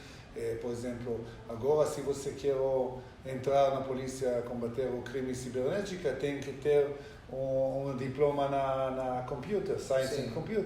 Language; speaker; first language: Portuguese; non-native, learner; Hebrew